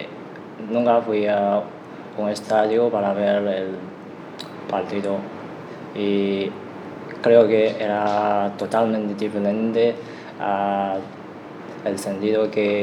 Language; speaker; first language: Spanish; non-native, learner; Chinese